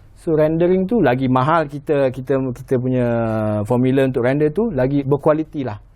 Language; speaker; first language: Malay; native; Malay